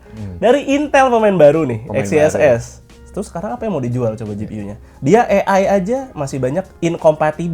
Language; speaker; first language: Indonesian; native; Indonesian